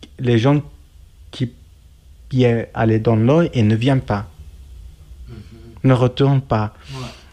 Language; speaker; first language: French; non-native, learner; Kurdish